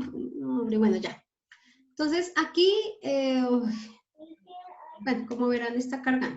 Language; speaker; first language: Spanish; native; Spanish